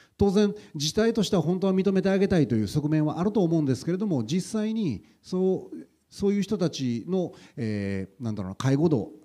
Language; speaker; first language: Japanese; native; Japanese